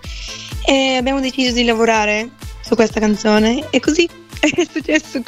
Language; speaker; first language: Italian; non-native, fluent; Bulgarian